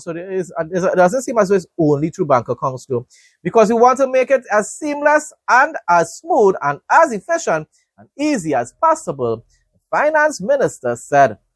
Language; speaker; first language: English; native; English